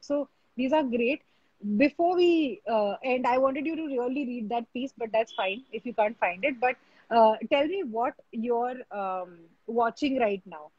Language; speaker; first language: English; non-native, local second language; Marathi